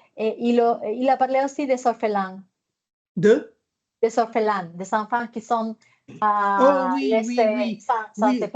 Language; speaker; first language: French; non-native, fluent; Spanish